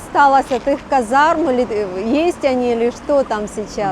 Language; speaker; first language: Russian; native; Russian